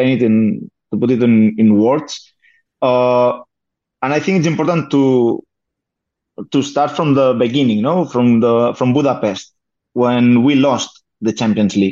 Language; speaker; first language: English; non-native, fluent; Spanish